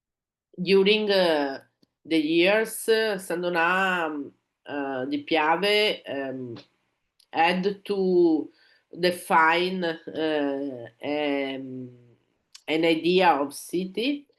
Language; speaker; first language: English; non-native, learner; Italian